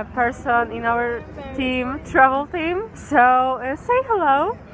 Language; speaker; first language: English; non-native, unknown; Polish